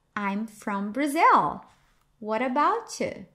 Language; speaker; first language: English; non-native, fluent; Portuguese